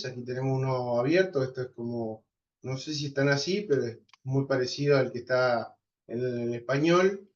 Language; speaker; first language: Spanish; native; Spanish